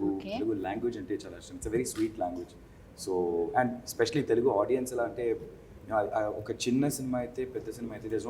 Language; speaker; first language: Telugu; non-native, learner; Tamil